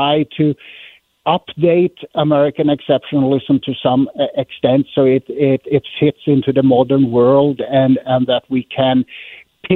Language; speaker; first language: English; non-native, fluent; Swedish